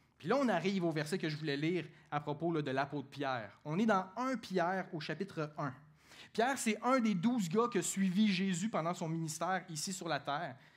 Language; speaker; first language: French; native; French